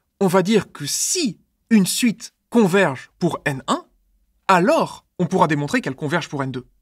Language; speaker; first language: French; native; French